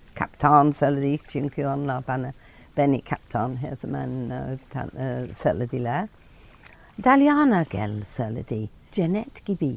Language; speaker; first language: Turkish; non-native, learner; English